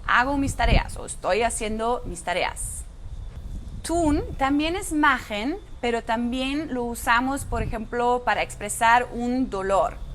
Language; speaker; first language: Spanish; non-native, fluent; German